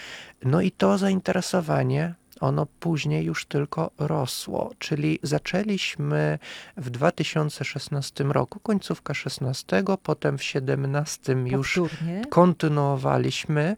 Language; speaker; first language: Polish; non-native, fluent; Russian